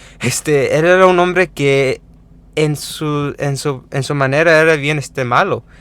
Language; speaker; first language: Spanish; early bilingual, heritage; Spanish